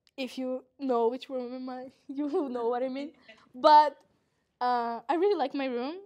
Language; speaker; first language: English; non-native, fluent; Portuguese